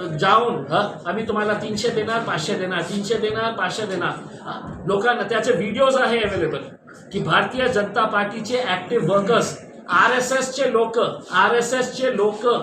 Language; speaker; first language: Marathi; non-native, local second language; Urdu